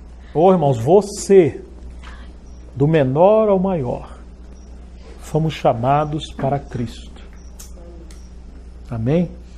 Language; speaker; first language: Portuguese; native; Portuguese